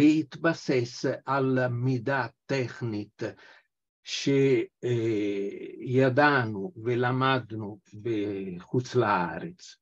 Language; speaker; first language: Hebrew; non-native, fluent; Italian